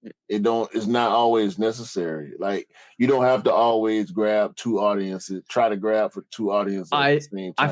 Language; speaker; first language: English; native; English